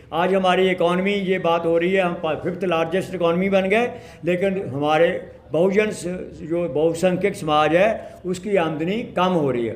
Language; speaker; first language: Hindi; native; Hindi